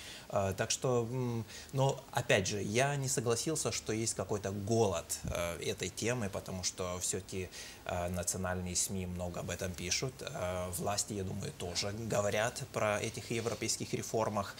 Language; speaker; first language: Russian; non-native, fluent; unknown